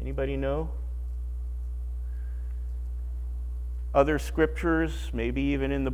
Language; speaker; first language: English; native; English